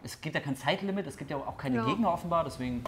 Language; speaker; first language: German; native; German